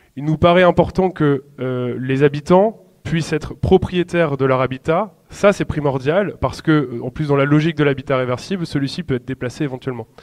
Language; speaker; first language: French; native; French